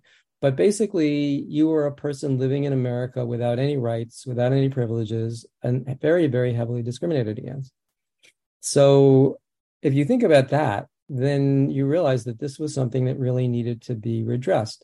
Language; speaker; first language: English; early bilingual, other home language; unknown